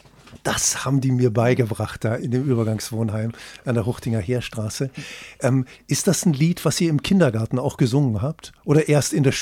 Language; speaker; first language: German; early bilingual, other home language; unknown